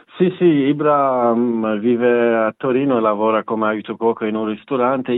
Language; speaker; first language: Italian; non-native, fluent; Persian